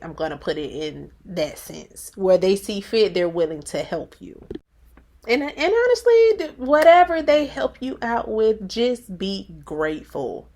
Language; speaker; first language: English; native; English